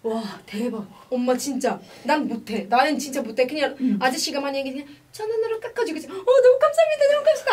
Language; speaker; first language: Korean; non-native, fluent; Arabic